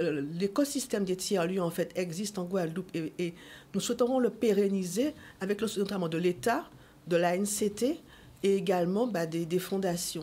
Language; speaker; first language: French; native; French